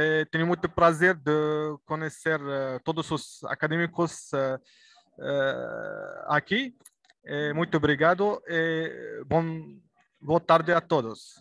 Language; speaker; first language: Portuguese; non-native, learner; Arabic